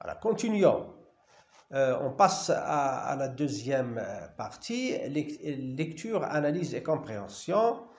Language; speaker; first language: French; non-native, local second language; Arabic